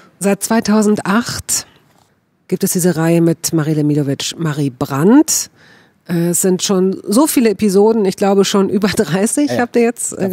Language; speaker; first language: German; native; German